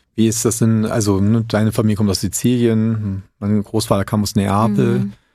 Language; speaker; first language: German; native; German